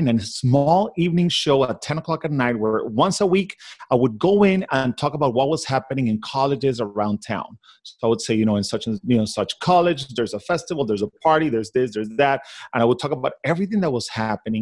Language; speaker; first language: English; non-native, fluent; Spanish